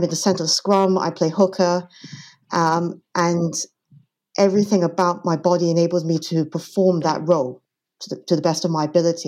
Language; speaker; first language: English; non-native, local second language; Cantonese